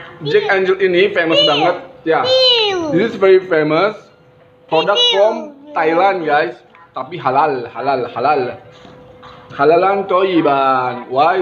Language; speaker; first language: English; non-native, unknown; Indonesian